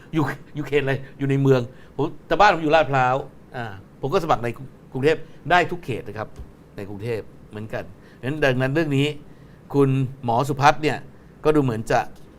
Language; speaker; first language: Thai; native; Thai